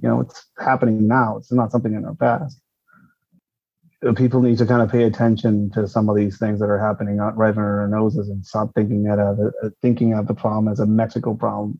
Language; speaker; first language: English; non-native, fluent; Spanish